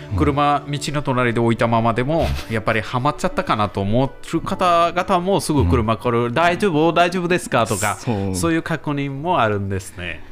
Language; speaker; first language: Japanese; non-native, fluent; Bangla